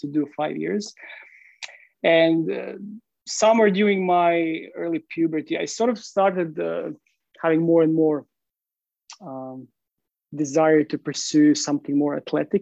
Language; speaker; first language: English; non-native, fluent; Croatian